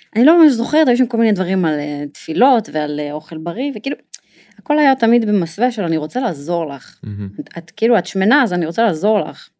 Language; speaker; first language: Hebrew; native; Hebrew